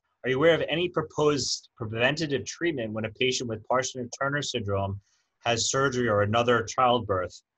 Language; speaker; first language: English; native; English